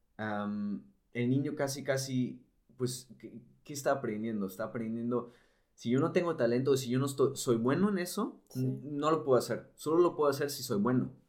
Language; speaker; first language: Spanish; non-native, fluent; German